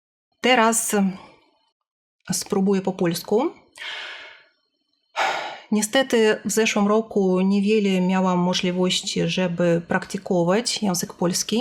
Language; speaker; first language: Polish; non-native, fluent; Russian